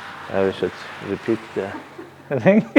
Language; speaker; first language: English; non-native, learner; Persian